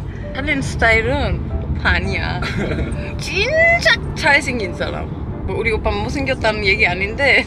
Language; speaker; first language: Korean; non-native, fluent; German